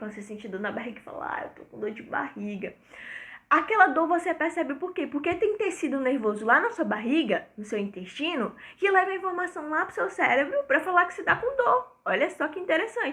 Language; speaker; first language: Portuguese; native; Portuguese